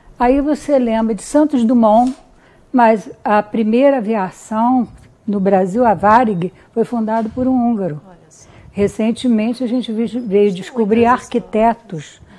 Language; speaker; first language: Portuguese; early bilingual, other home language; Hungarian